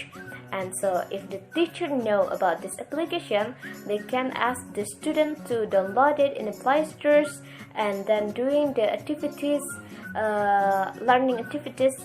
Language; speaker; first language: English; non-native, learner; Indonesian